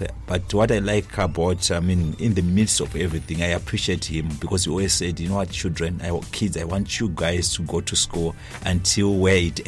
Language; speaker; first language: English; non-native, local second language; Shona